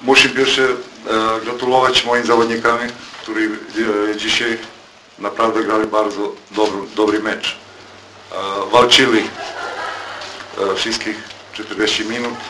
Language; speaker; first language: Polish; non-native, learner; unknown